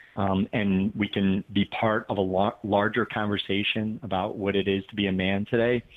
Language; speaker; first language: English; native; English